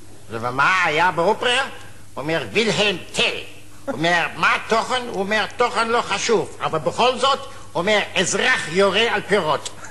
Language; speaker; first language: Hebrew; non-native, fluent; German